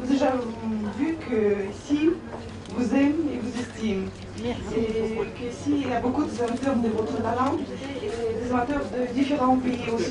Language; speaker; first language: French; non-native, learner; Russian